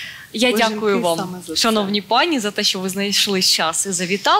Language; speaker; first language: Ukrainian; native; Ukrainian